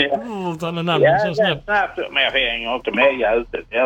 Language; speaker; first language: Swedish; native; Swedish